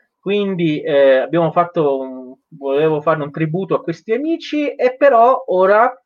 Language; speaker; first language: Italian; non-native, fluent; Persian